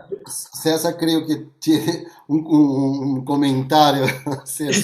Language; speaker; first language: Spanish; non-native, fluent; Portuguese